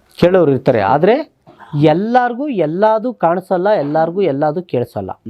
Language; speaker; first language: Kannada; native; Kannada